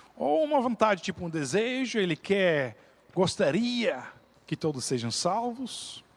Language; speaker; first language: Portuguese; non-native, fluent; Dutch